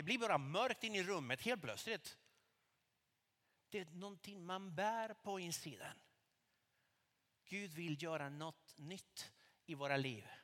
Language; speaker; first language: Swedish; non-native, fluent; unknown